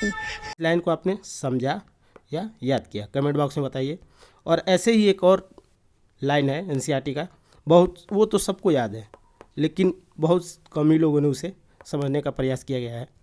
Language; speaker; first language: Hindi; native; Hindi